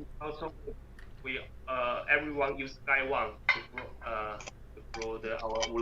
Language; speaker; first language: English; non-native, learner; Chinese